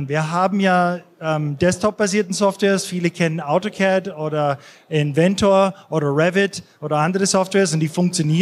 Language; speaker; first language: German; non-native, fluent; English